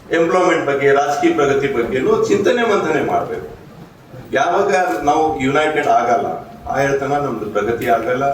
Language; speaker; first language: Kannada; non-native, local second language; Marathi